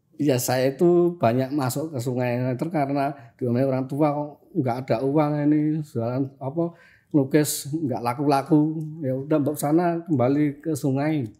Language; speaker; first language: Indonesian; non-native, local second language; Javanese